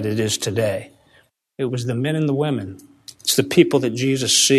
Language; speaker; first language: English; native; English